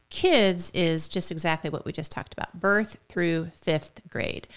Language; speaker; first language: English; native; English